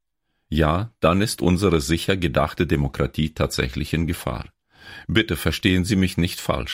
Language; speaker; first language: German; native; German